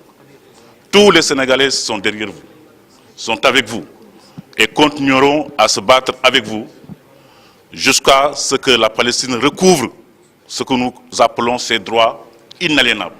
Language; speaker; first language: French; non-native, local second language; Wolof